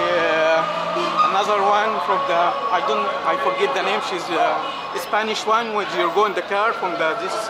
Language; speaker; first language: English; non-native, learner; Arabic